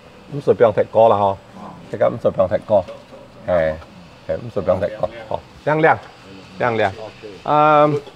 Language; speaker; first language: Chinese; native; Chinese